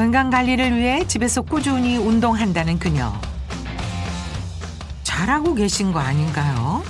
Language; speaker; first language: Korean; native; Korean